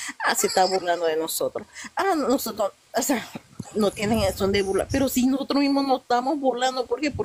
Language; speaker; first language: Spanish; non-native, local second language; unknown